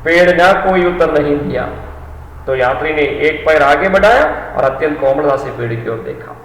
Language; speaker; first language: Hindi; non-native, local second language; Malayalam